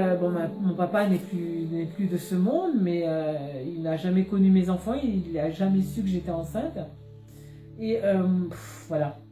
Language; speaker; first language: French; native; French